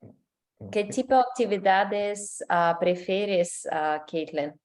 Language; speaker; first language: Spanish; non-native, learner; English